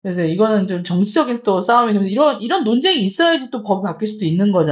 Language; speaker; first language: Korean; native; Korean